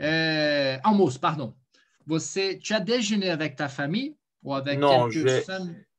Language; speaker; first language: French; non-native, fluent; Portuguese